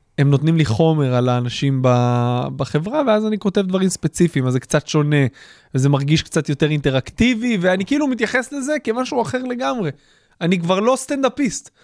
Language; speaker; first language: Hebrew; native; Hebrew